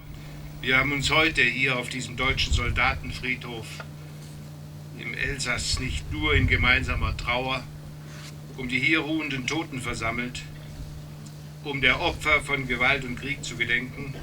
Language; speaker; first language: German; native; German